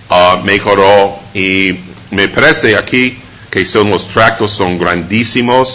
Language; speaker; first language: Spanish; non-native, fluent; English